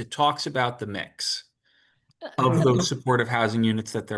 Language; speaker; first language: English; native; English